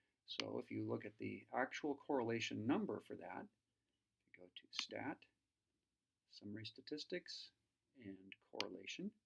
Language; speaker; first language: English; native; English